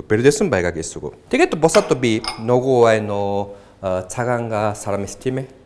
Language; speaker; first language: Mongolian; non-native, fluent; Japanese